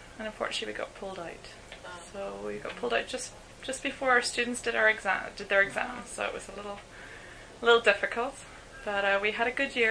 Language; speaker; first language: English; native; English